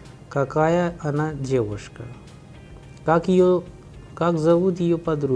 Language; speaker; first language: Russian; non-native, fluent; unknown